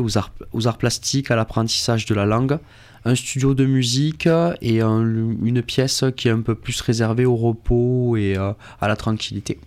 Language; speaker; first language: French; native; French